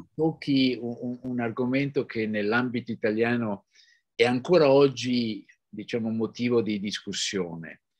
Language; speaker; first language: Italian; native; Italian